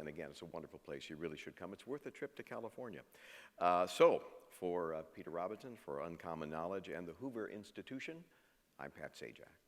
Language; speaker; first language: English; native; English